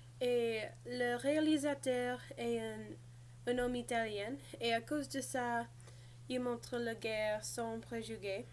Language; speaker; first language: French; non-native, learner; English